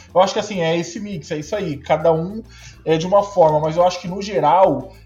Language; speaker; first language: Portuguese; native; Portuguese